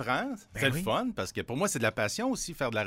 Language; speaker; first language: French; native; French